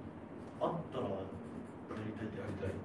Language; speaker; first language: Japanese; native; Japanese